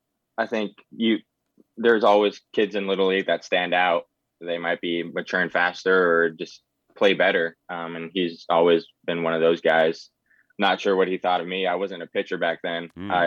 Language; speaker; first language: English; native; English